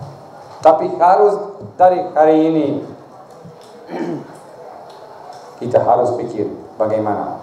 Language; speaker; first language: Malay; non-native, learner; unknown